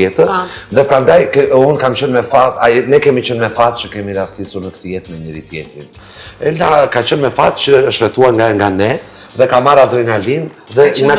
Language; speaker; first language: Albanian; native; Albanian